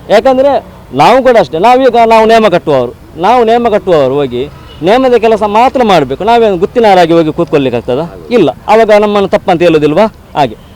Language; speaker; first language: Kannada; non-native, local second language; Tulu